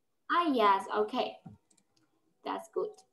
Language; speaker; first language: English; non-native, fluent; Vietnamese